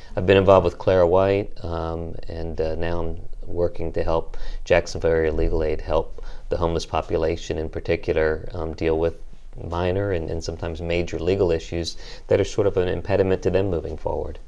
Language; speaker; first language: English; native; English